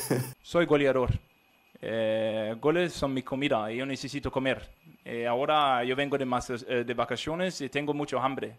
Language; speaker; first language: Portuguese; non-native, learner; Danish